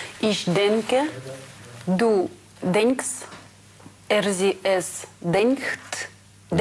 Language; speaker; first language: German; non-native, learner; Russian